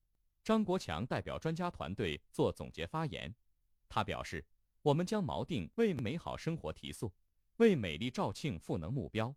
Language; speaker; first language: Chinese; native; Chinese